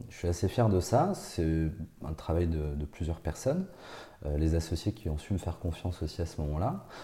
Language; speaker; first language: French; native; French